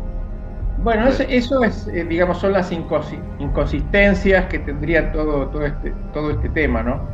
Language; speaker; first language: Spanish; native; Spanish